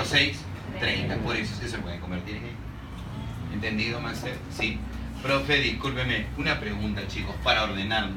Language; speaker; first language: Spanish; native; Spanish